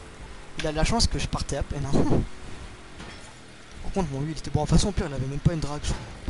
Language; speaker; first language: French; native; French